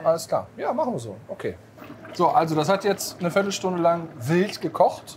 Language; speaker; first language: German; native; German